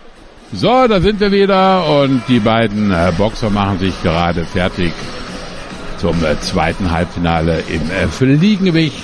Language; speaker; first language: German; native; German